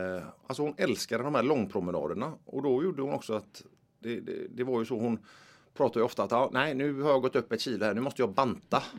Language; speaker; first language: Swedish; native; Swedish